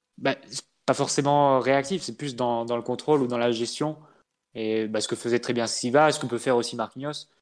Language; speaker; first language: French; native; French